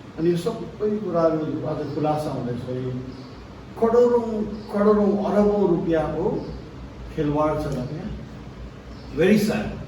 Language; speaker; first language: Nepali; native; Nepali